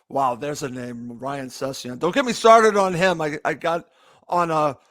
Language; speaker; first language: English; native; English